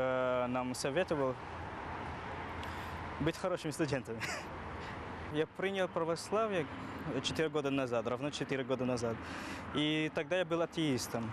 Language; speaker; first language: Russian; non-native, learner; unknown